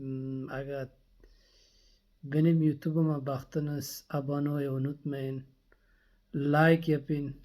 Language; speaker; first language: Turkish; non-native, learner; Persian